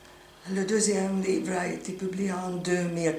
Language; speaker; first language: French; non-native, fluent; Hungarian